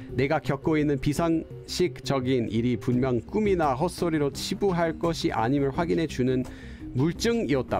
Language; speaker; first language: Korean; non-native, fluent; English